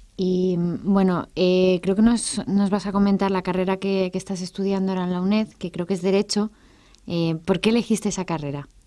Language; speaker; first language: Spanish; native; Spanish